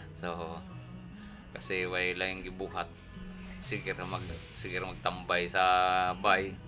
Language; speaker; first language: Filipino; non-native, local second language; Cebuano